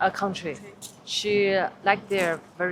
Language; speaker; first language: English; non-native, learner; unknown